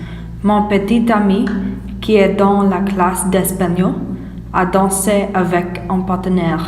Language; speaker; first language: French; non-native, learner; English